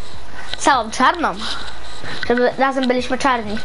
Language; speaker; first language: Polish; early bilingual, heritage; Polish